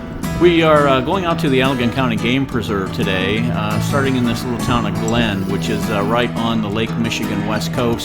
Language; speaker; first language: English; native; English